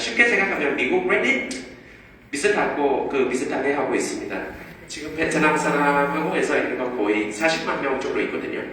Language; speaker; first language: Korean; non-native, fluent; Vietnamese